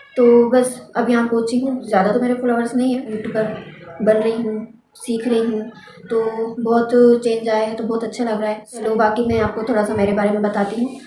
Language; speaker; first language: Hindi; native; Hindi